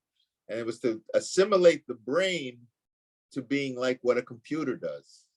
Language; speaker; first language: English; native; English